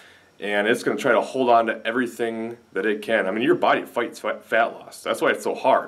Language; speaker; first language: English; native; English